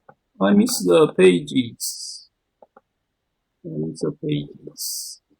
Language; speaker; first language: English; non-native, learner; Japanese